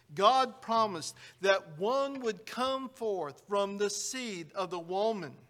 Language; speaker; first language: English; native; English